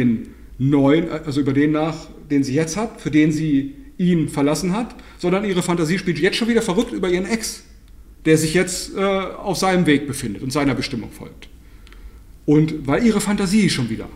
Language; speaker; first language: German; native; German